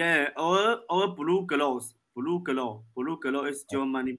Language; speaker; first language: English; non-native, learner; Chinese